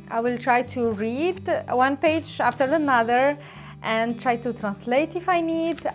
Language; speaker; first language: English; non-native, local second language; Arabic